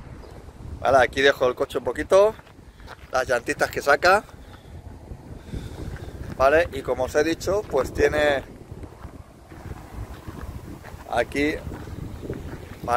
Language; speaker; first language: Spanish; native; Spanish